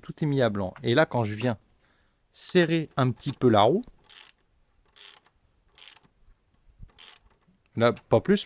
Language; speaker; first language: French; native; French